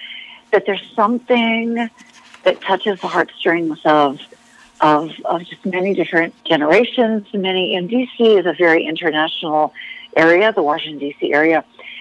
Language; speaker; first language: English; native; English